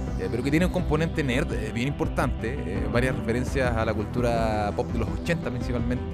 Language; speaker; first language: Spanish; native; Spanish